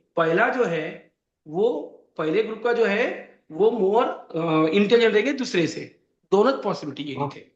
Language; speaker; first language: Hindi; non-native, local second language; Marathi